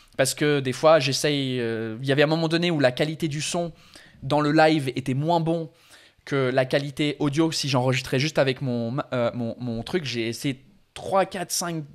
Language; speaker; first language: French; non-native, fluent; English